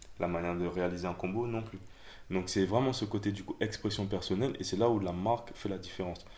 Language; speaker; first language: French; native; French